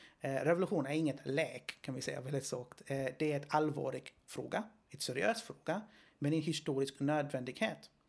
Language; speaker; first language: Swedish; non-native, fluent; Greek